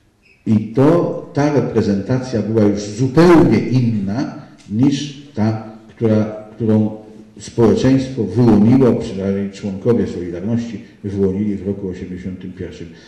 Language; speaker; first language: Polish; native; Polish